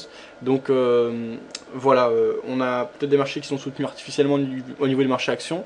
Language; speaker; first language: French; native; French